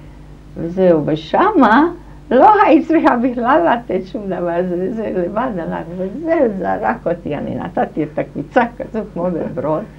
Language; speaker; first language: Hebrew; non-native, fluent; German